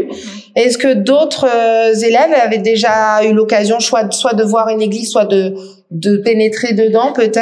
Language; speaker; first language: French; native; French